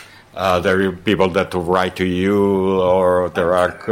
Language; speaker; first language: English; non-native, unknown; Italian